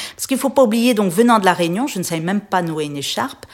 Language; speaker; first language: French; native; French